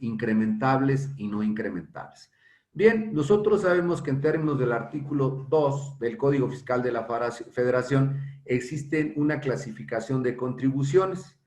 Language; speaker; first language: Spanish; native; Spanish